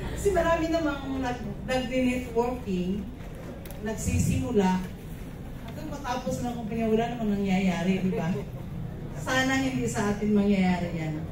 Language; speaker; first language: Filipino; non-native, local second language; Cebuano